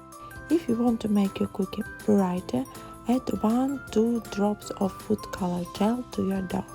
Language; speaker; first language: English; non-native, learner; Russian